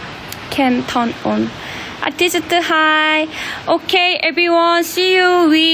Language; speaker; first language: English; non-native, learner; Korean